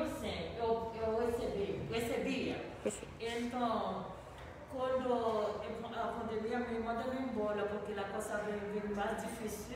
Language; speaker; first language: Portuguese; non-native, learner; Spanish